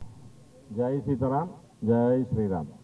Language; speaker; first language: Kannada; native; Kannada